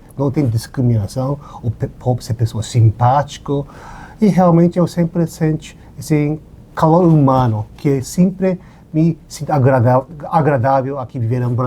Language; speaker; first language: Portuguese; non-native, learner; Japanese